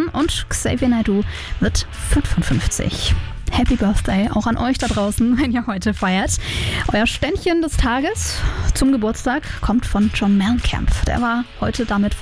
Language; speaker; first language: German; native; German